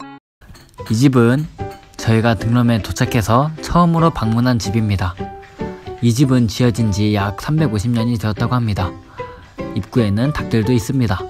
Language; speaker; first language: Korean; native; Korean